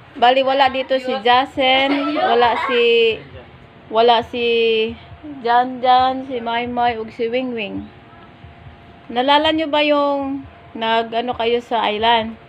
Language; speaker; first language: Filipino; native; Filipino